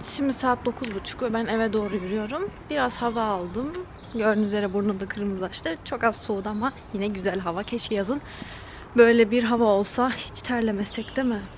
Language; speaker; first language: Turkish; early bilingual, heritage; Turkish